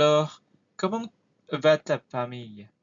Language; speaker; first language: French; non-native, learner; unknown